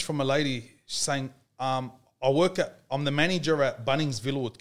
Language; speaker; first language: English; native; English